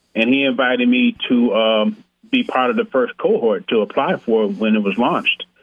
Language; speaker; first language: English; native; English